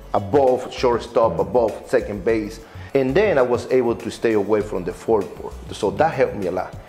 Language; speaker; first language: English; non-native, fluent; Spanish